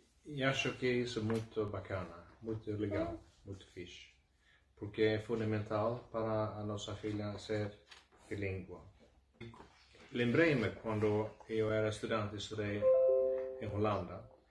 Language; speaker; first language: Portuguese; non-native, fluent; Swedish